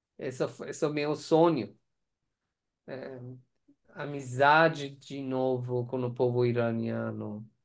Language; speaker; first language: Portuguese; non-native, learner; Persian